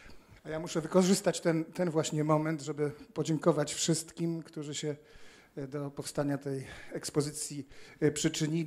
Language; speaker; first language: Polish; native; Polish